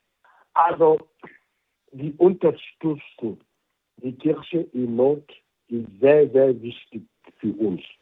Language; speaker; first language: German; non-native, fluent; French